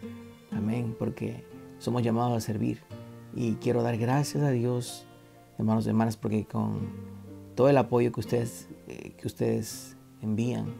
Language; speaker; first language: Spanish; native; Spanish